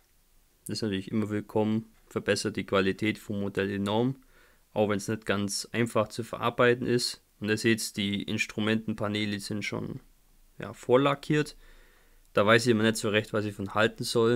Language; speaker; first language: German; native; German